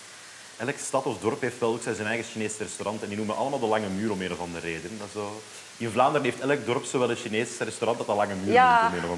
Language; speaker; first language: Dutch; native; Dutch